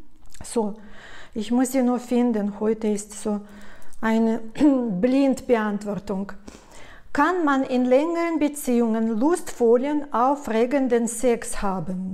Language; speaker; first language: German; non-native, fluent; Russian